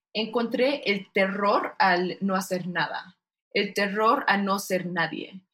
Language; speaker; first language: Spanish; early bilingual, heritage; Spanish